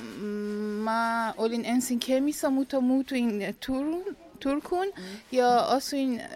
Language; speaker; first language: Finnish; non-native, learner; Persian